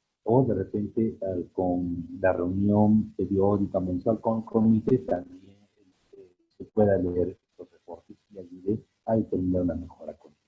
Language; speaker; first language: Spanish; native; Spanish